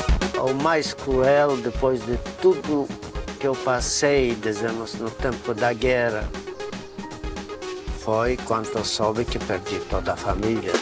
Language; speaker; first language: Portuguese; non-native, fluent; Polish